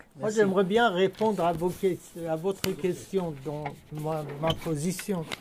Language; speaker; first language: French; non-native, fluent; Persian